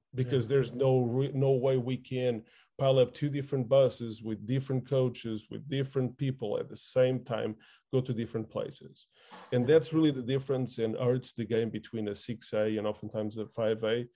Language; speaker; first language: English; non-native, fluent; Portuguese